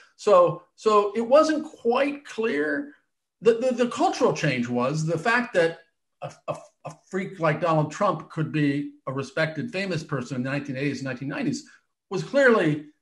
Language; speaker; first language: English; native; English